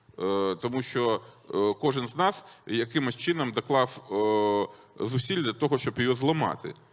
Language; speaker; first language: Ukrainian; non-native, local second language; Russian